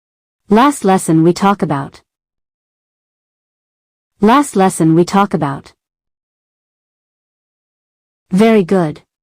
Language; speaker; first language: English; non-native, fluent; Arabic